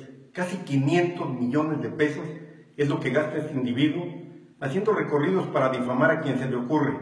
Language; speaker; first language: Spanish; native; Spanish